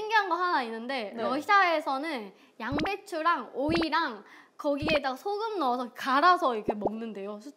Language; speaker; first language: Korean; non-native, fluent; Burmese